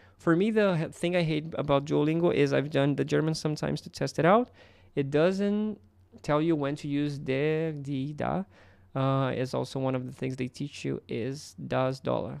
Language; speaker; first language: English; non-native, fluent; Portuguese